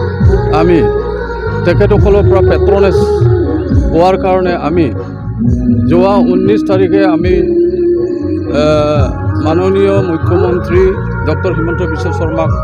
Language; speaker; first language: Assamese; non-native, local second language; Bodo